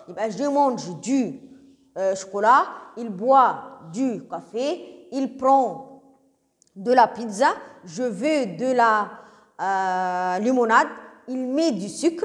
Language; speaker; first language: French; non-native, local second language; Arabic